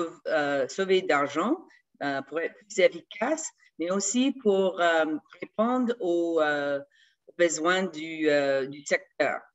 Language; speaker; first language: French; non-native, fluent; English